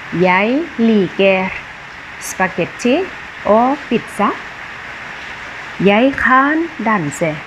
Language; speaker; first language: Norwegian; non-native, fluent; Thai